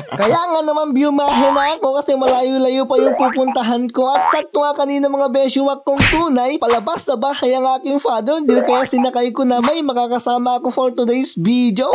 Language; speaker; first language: Filipino; non-native, local second language; Iloko